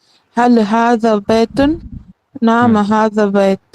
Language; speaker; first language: Arabic; non-native, learner; Urdu